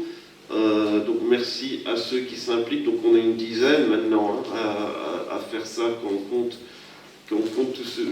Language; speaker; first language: French; native; French